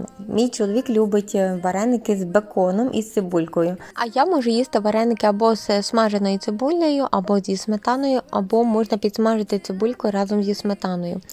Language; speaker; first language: Ukrainian; native; Ukrainian